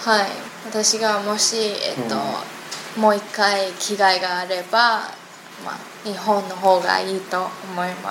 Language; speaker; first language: Japanese; non-native, learner; Chinese